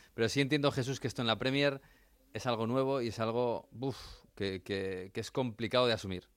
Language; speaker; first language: Spanish; native; Spanish